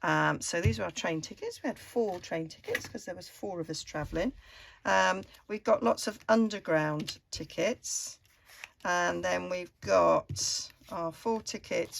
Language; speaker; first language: English; native; English